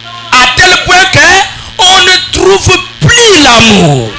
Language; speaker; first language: French; non-native, local second language; Lingala